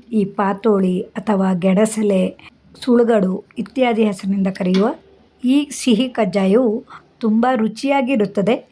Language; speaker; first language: Kannada; non-native, local second language; Konkani